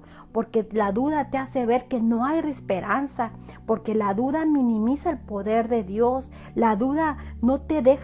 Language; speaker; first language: Spanish; native; Spanish